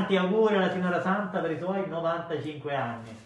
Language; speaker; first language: Italian; native; Italian